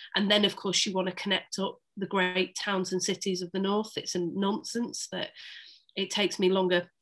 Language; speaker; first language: English; native; English